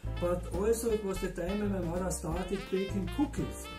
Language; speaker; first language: English; non-native, fluent; German